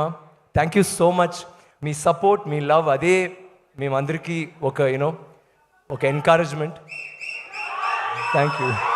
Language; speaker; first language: Telugu; non-native, learner; Tamil